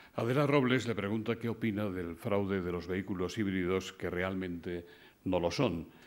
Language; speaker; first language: Spanish; native; Spanish